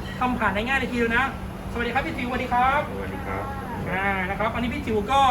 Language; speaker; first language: Thai; native; Thai